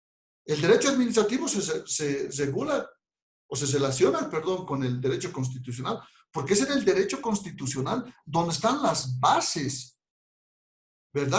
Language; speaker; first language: Spanish; native; Spanish